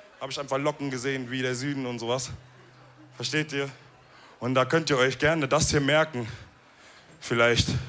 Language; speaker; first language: German; early bilingual, other home language; Wolof